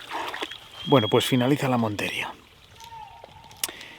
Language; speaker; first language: Spanish; native; Spanish